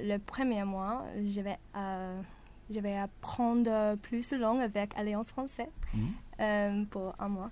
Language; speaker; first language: French; non-native, learner; English